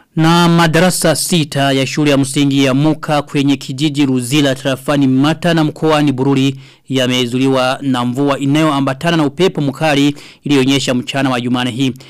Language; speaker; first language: Swahili; non-native, local second language; Rundi